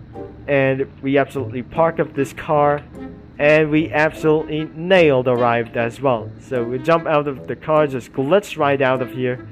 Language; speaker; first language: English; non-native, learner; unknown